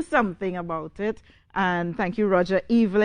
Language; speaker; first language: English; native; English